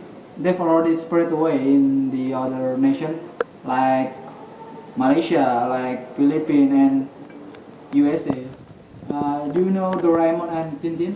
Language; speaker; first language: English; non-native, learner; Indonesian